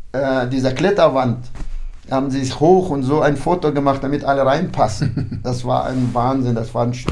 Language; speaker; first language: German; early bilingual, heritage; German